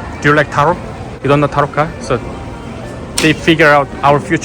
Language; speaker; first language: English; non-native, learner; Korean